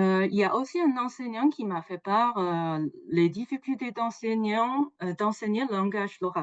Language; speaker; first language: French; non-native, fluent; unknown